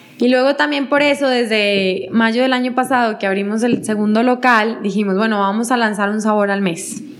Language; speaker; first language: Spanish; native; Spanish